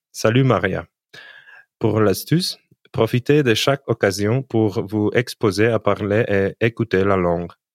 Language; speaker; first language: French; non-native, learner; Polish